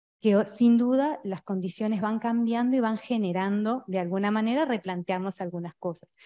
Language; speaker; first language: Spanish; native; Spanish